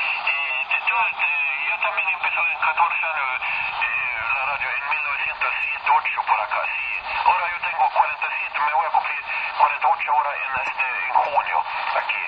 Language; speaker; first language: Spanish; non-native, learner; Swedish